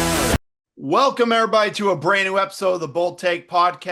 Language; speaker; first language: English; native; English